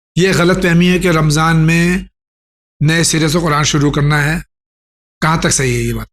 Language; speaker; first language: Urdu; native; Urdu